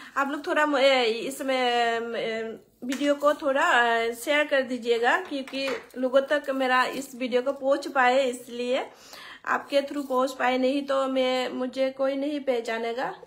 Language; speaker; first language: Hindi; non-native, local second language; Bangla